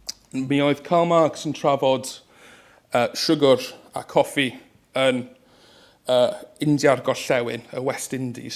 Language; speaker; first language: Welsh; native; Welsh